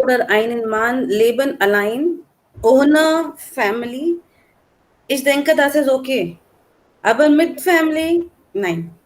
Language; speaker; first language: German; non-native, learner; Hindi